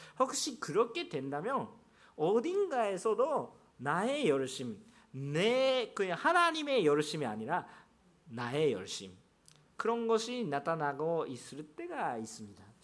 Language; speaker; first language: Korean; non-native, fluent; Japanese